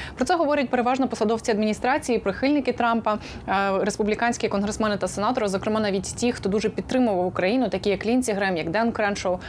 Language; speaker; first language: Ukrainian; native; Ukrainian